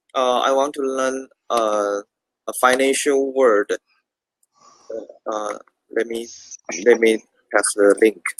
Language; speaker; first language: English; non-native, learner; Chinese